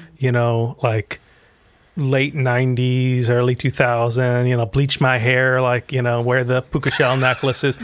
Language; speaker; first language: English; early bilingual, other home language; Arabic